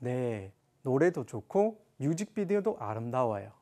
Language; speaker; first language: Korean; non-native, learner; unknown